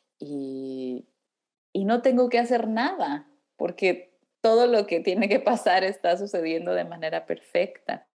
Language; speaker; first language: Spanish; native; Spanish